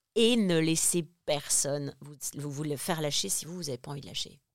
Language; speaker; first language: French; native; French